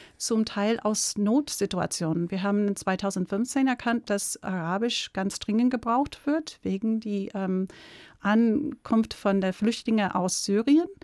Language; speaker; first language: German; non-native, fluent; English